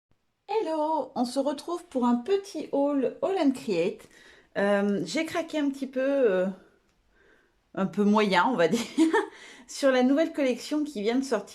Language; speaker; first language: French; native; French